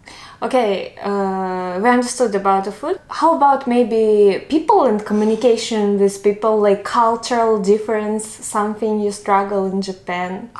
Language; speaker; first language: English; non-native, learner; Russian